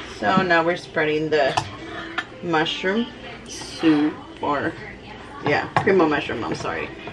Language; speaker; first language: English; early bilingual, other home language; Spanish